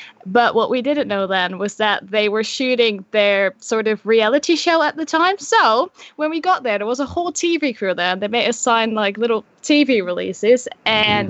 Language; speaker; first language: English; non-native, fluent; Dutch